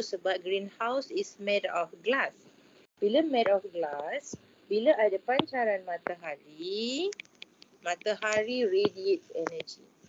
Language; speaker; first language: English; non-native, local second language; Malay